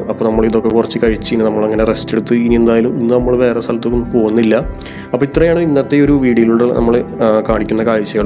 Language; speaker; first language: Malayalam; native; Malayalam